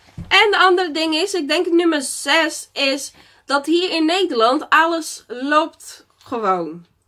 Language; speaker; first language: Dutch; non-native, fluent; Portuguese